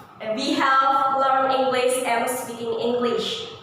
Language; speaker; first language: English; non-native, learner; Indonesian